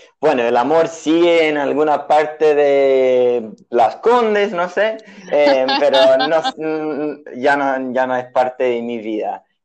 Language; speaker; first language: Spanish; non-native, fluent; English